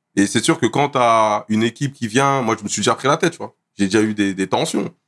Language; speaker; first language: French; native; French